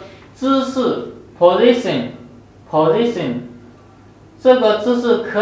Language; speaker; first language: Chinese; non-native, fluent; Urdu